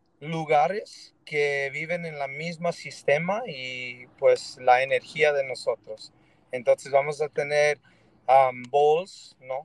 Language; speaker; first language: Spanish; early bilingual, heritage; Spanish